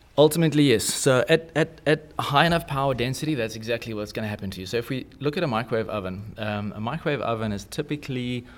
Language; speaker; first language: English; native; English